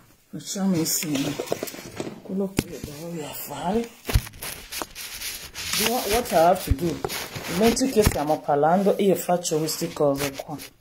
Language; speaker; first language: Italian; non-native, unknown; Bini